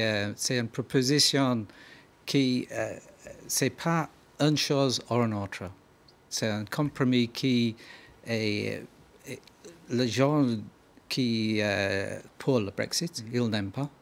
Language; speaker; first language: French; non-native, learner; English